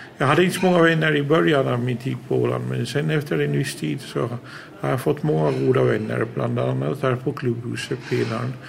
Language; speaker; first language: Swedish; early bilingual, heritage; Swedish